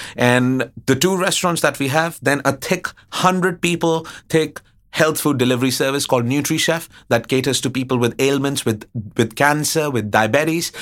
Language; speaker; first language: English; non-native, local second language; Hindi